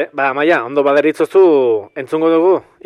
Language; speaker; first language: Basque; native; Basque